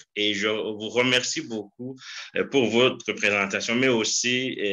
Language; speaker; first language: French; non-native, local second language; Rundi